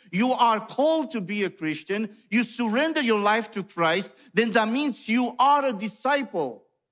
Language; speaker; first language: English; non-native, fluent; Romanian